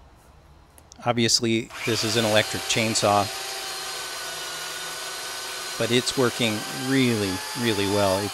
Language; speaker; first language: English; native; English